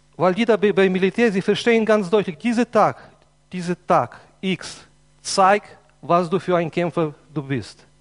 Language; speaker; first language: German; non-native, fluent; Russian